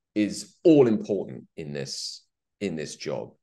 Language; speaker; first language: English; native; English